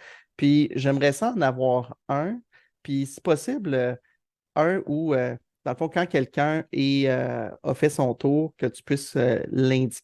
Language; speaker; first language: French; native; French